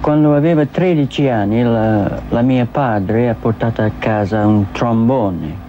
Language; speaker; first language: Italian; non-native, learner; English